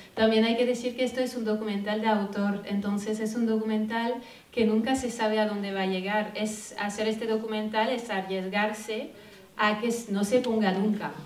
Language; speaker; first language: Spanish; non-native, fluent; French